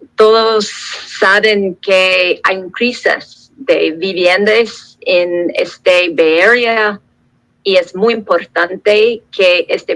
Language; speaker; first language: Spanish; non-native, learner; English